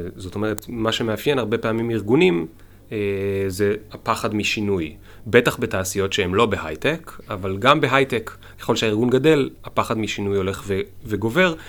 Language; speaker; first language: Hebrew; native; Hebrew